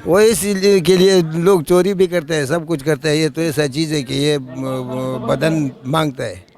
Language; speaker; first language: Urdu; non-native, local second language; Pashto